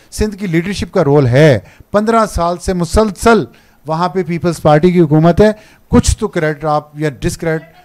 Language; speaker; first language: Urdu; non-native, local second language; Punjabi